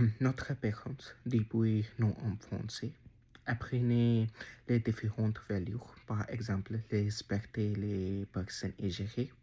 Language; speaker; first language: French; non-native, learner; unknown